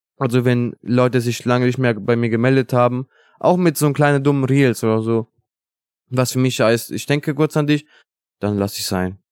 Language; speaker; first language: German; non-native, fluent; Italian